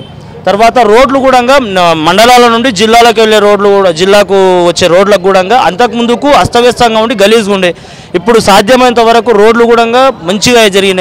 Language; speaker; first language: Telugu; native; Telugu